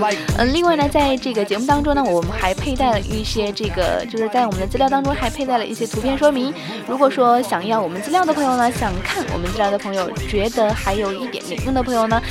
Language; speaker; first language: Chinese; native; Chinese